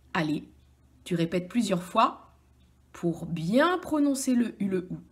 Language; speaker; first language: French; native; French